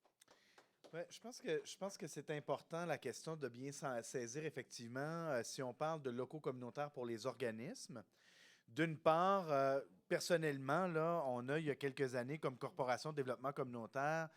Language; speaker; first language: French; native; French